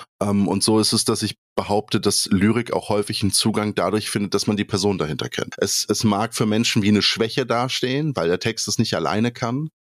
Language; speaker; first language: German; early bilingual, other home language; Polish